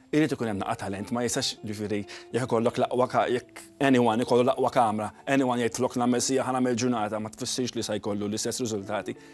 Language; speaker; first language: Maltese; native; Maltese